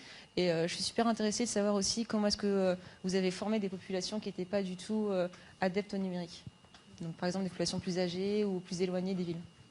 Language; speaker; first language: French; native; French